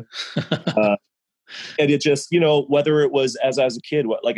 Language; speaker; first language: English; native; English